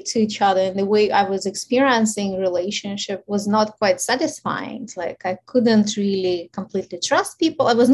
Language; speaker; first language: English; non-native, fluent; Ukrainian